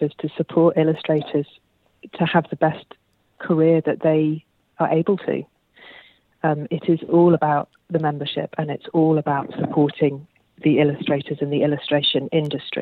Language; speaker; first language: English; native; English